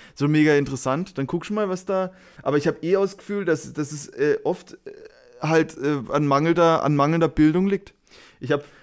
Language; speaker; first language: German; native; German